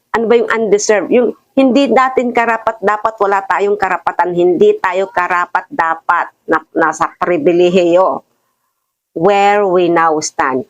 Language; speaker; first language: Filipino; non-native, local second language; Bikol